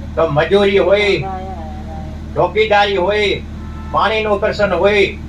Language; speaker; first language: Gujarati; non-native, local second language; Kachhi